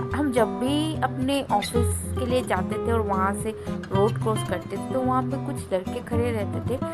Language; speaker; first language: Hindi; non-native, local second language; Bangla